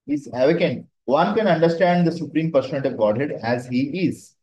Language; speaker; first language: English; non-native, local second language; Bangla